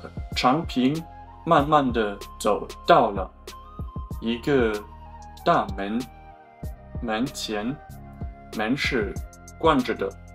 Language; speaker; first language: Chinese; non-native, learner; German